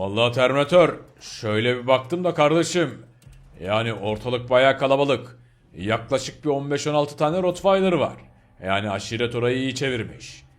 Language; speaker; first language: Turkish; native; Turkish